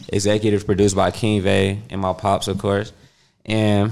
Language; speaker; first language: English; native; English